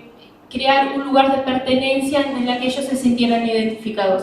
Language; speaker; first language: Spanish; native; Spanish